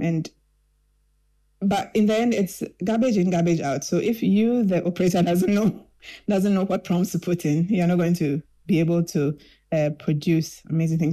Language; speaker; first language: English; non-native, local second language; Akan